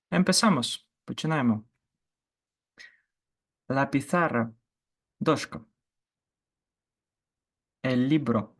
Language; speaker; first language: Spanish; non-native, fluent; Ukrainian